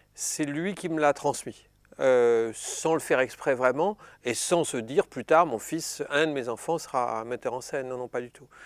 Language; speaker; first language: French; native; French